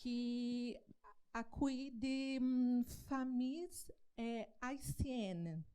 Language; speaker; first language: French; non-native, learner; Portuguese